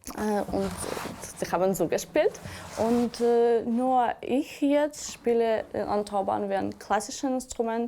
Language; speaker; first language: German; non-native, learner; Ukrainian